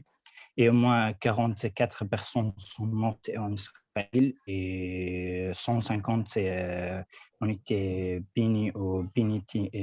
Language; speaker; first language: French; non-native, learner; Arabic